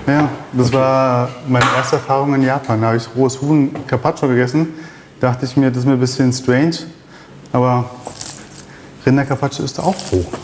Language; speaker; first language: German; early bilingual, other home language; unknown